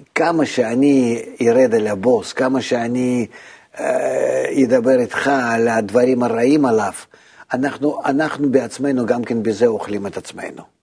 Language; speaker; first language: Hebrew; non-native, fluent; Russian